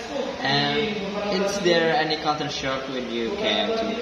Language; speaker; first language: English; non-native, learner; Indonesian